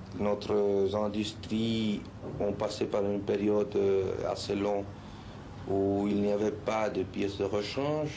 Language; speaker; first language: French; non-native, fluent; Spanish